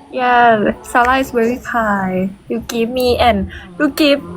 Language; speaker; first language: English; non-native, learner; Thai